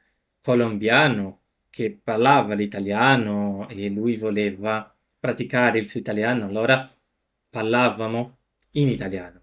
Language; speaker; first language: Italian; non-native, fluent; Portuguese